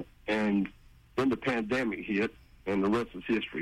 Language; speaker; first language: English; native; English